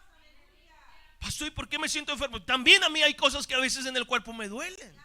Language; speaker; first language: Spanish; native; Spanish